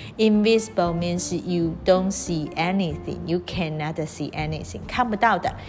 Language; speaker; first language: English; non-native, fluent; Chinese